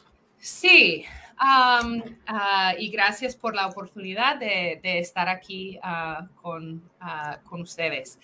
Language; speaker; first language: Spanish; non-native, fluent; English